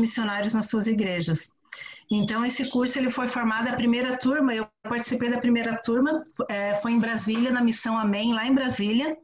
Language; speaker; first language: Portuguese; native; Portuguese